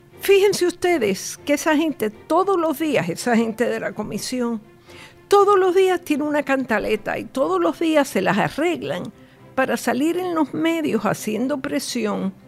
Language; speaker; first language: Spanish; native; Spanish